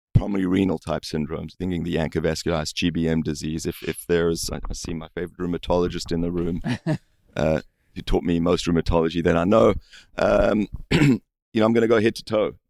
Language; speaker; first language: English; native; English